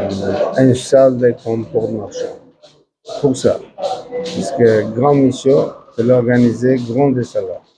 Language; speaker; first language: French; non-native, learner; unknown